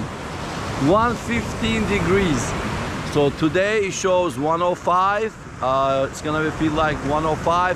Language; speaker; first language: English; native; English